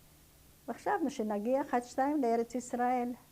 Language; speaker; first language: Hebrew; non-native, fluent; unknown